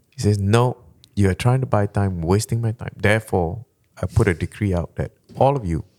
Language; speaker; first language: English; non-native, local second language; Malay